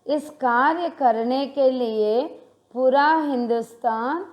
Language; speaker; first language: Hindi; non-native, local second language; Telugu